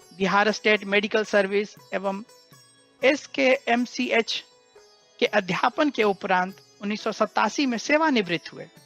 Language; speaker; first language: Hindi; native; Hindi